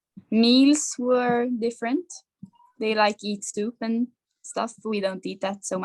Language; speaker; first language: English; non-native, fluent; Swedish